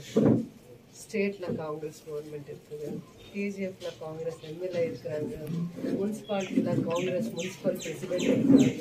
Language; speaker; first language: Tamil; non-native, local second language; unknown